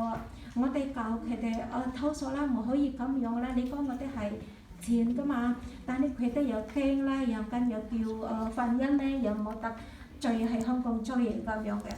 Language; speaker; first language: Cantonese; non-native, learner; Indonesian